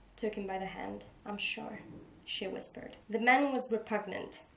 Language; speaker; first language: English; non-native, fluent; Italian